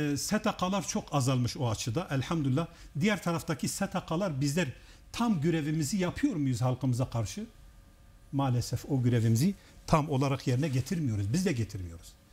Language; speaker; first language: Turkish; non-native, local second language; Kurdish